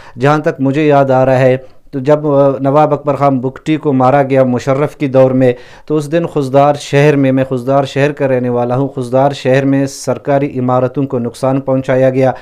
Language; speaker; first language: Urdu; non-native, local second language; Baluchi